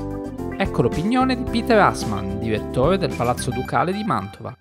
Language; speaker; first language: Italian; native; Italian